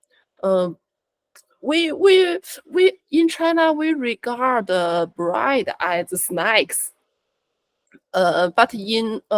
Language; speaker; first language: English; non-native, learner; Chinese